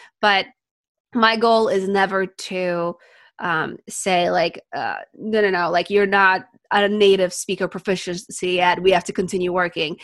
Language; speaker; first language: English; non-native, fluent; Polish